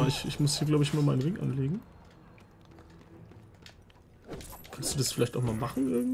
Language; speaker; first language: German; native; German